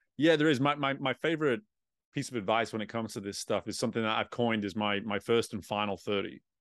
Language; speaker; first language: English; native; English